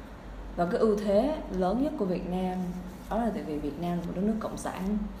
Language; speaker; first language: Vietnamese; native; Vietnamese